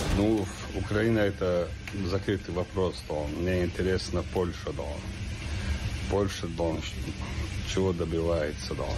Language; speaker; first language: Russian; non-native, local second language; Chechen